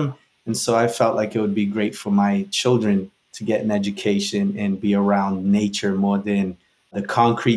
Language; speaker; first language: English; native; English